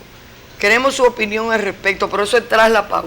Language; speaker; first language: Spanish; native; Spanish